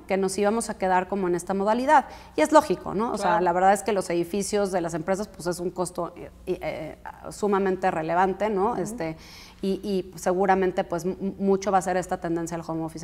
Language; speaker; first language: Spanish; native; Spanish